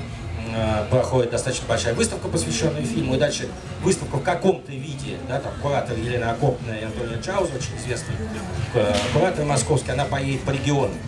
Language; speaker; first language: Russian; native; Russian